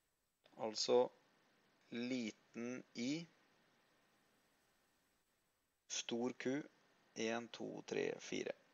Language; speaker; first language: Norwegian; native; Norwegian